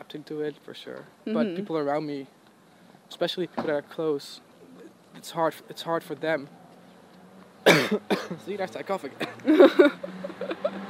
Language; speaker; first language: English; non-native, fluent; Dutch